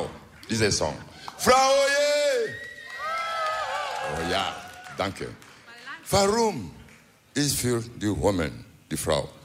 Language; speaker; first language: English; non-native, learner; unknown